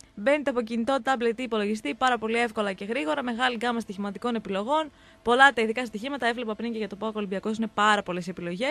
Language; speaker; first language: Greek; native; Greek